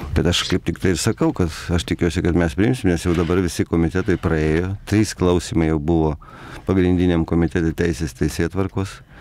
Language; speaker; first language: Lithuanian; native; Lithuanian